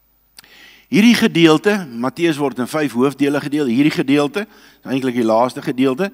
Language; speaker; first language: Afrikaans; native; Afrikaans